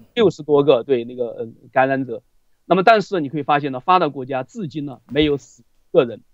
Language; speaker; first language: Chinese; native; Chinese